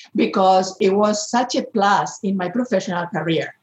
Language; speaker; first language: English; non-native, fluent; Spanish